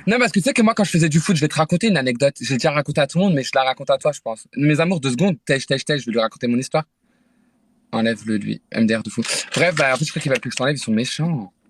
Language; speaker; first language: French; native; French